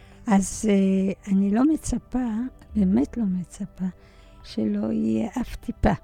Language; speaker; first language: Hebrew; early bilingual, other home language; Polish